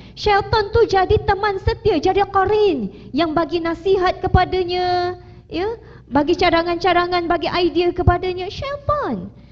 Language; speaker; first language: Malay; native; Malay